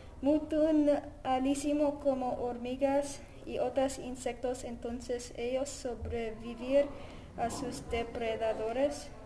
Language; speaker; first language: Spanish; non-native, learner; English